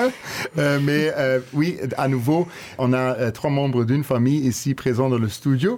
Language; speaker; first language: French; non-native, local second language; Luxembourgish